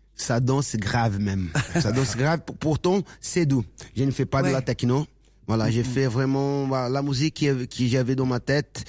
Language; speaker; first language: French; non-native, fluent; Portuguese